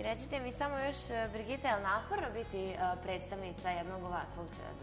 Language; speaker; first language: Serbian; native; Serbian